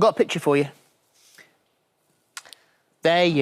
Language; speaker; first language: English; native; English